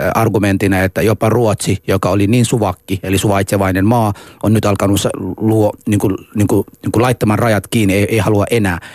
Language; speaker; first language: Finnish; early bilingual, heritage; Finnish